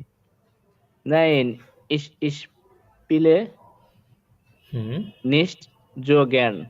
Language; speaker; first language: German; non-native, learner; Bangla